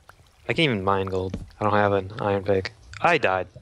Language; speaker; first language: English; native; English